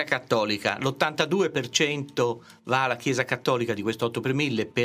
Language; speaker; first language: Italian; native; Italian